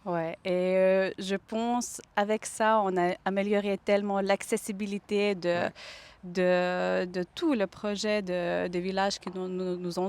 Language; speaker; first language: French; non-native, fluent; Lithuanian